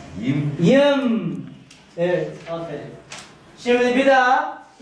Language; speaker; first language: Turkish; non-native, fluent; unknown